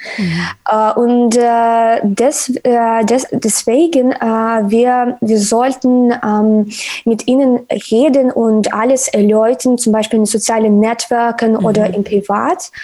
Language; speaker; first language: German; non-native, learner; Ukrainian